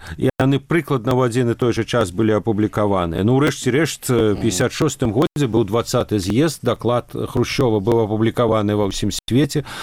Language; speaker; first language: Belarusian; non-native, local second language; Russian